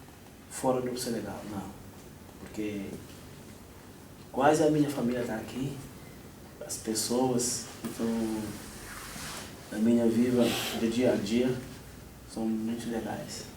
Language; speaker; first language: Portuguese; non-native, fluent; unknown